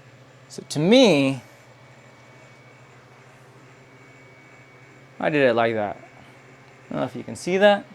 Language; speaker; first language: English; native; English